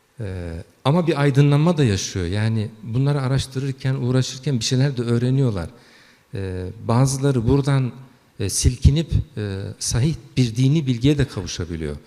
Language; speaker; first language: Turkish; early bilingual, heritage; Turkish